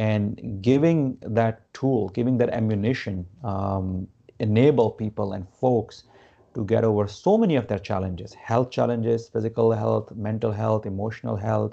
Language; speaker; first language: English; non-native, local second language; Gujarati